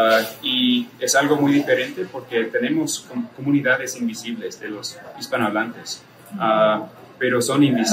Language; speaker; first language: Spanish; non-native, fluent; English